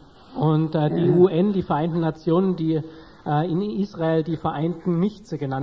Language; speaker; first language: German; native; German